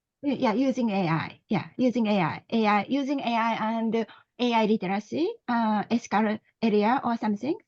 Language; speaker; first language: English; non-native, learner; Japanese